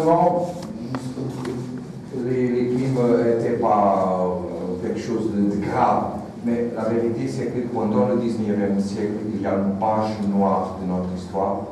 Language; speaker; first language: French; non-native, fluent; Portuguese